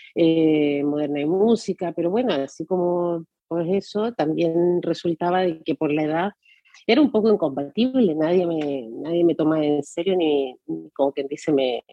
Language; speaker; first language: Spanish; native; Spanish